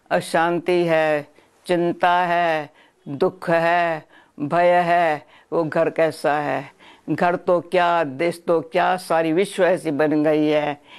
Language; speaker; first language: Urdu; non-native, local second language; Sindhi